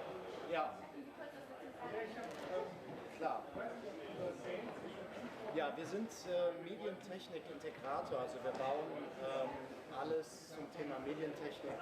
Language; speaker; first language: German; native; German